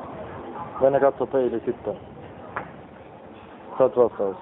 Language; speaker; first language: Finnish; non-native, learner; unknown